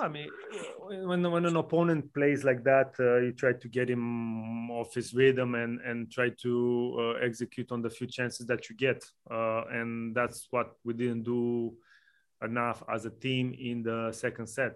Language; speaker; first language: English; non-native, fluent; Romanian